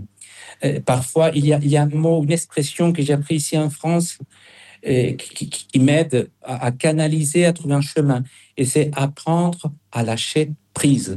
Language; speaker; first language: French; non-native, fluent; Spanish